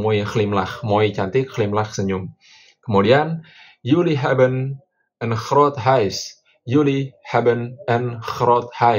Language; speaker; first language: Dutch; non-native, fluent; Indonesian